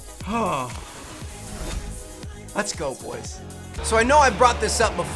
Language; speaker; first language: English; native; English